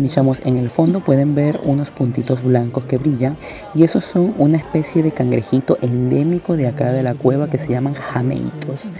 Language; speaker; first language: Spanish; native; Spanish